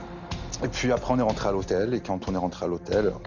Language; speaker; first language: French; native; French